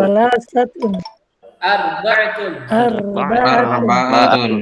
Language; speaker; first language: Arabic; non-native, fluent; Indonesian